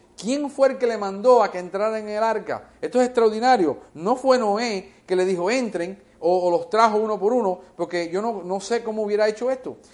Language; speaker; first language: Spanish; early bilingual, heritage; Spanish